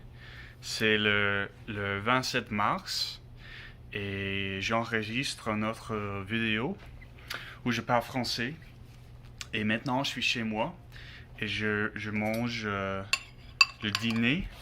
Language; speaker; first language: French; non-native, learner; English